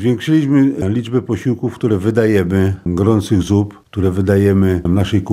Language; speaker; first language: Polish; native; Polish